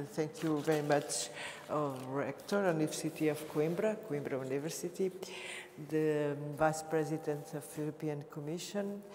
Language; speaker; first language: English; non-native, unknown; Portuguese